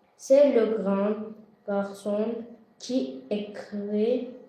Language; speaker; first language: French; non-native, learner; Azerbaijani